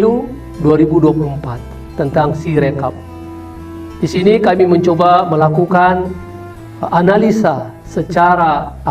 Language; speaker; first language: Indonesian; native; Indonesian